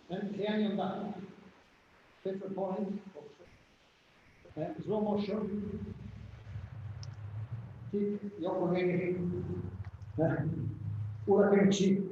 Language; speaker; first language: English; non-native, learner; Italian